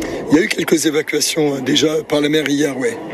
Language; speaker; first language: French; native; French